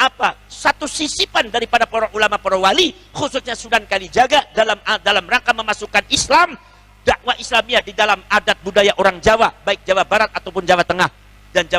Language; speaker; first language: Indonesian; non-native, local second language; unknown